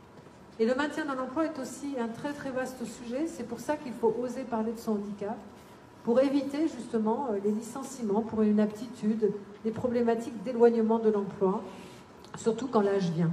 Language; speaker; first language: French; native; French